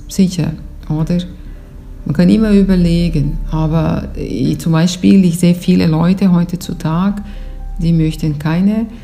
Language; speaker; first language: German; non-native, fluent; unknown